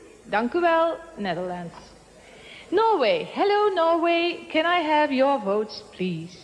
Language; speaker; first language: English; non-native, fluent; Dutch